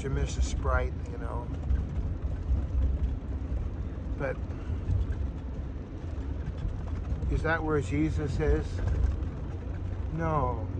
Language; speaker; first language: English; native; English